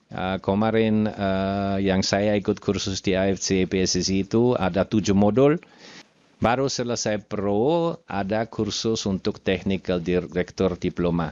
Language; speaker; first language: Indonesian; non-native, fluent; German